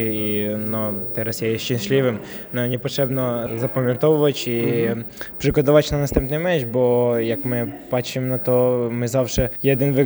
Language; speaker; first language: Polish; non-native, learner; Ukrainian